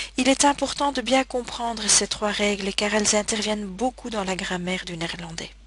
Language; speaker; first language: French; native; French